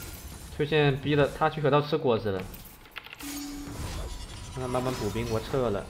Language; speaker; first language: Chinese; native; Chinese